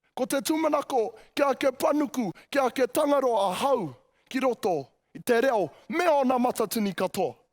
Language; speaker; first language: Māori; native; Māori